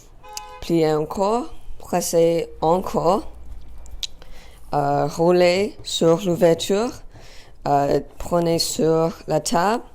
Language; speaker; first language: French; non-native, learner; English